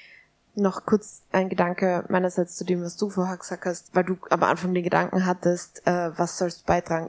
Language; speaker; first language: German; native; German